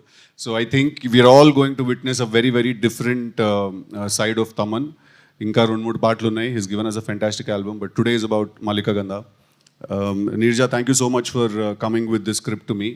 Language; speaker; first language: Telugu; native; Telugu